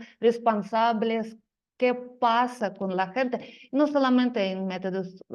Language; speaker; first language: Spanish; non-native, fluent; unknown